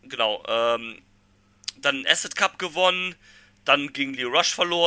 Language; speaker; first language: German; native; German